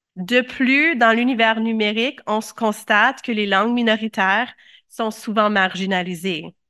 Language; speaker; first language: French; native; French